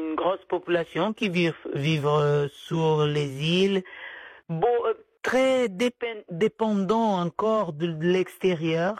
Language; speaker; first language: French; non-native, fluent; Portuguese